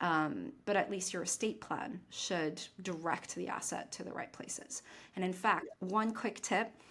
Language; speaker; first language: English; native; English